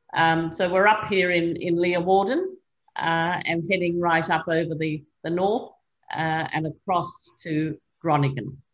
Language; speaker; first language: English; native; English